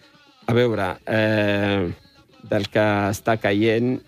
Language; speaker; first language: Catalan; non-native, fluent; Riffian